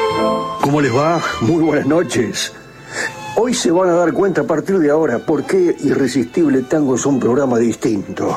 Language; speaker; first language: Spanish; native; Spanish